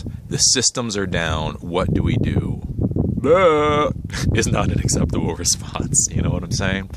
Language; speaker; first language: English; native; English